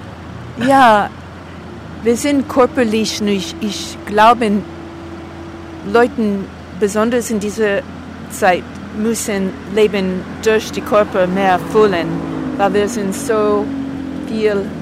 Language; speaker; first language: German; non-native, learner; English